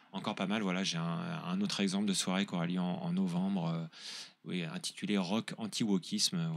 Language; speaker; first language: French; native; French